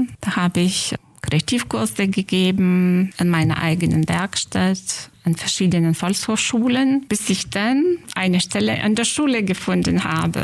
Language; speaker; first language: German; non-native, fluent; Lithuanian